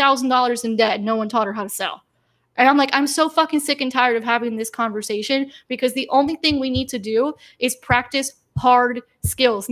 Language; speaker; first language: English; native; English